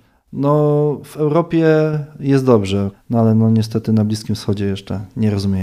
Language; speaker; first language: Polish; native; Polish